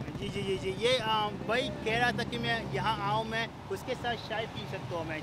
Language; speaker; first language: Hindi; non-native, learner; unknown